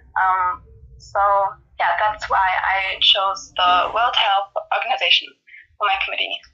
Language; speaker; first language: English; non-native, fluent; German